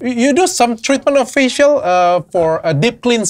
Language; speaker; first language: English; non-native, learner; Indonesian